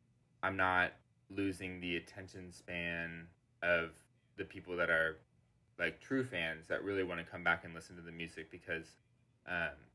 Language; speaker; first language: English; native; English